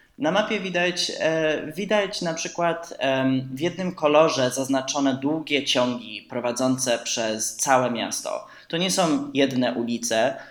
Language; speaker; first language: Polish; early bilingual, heritage; Polish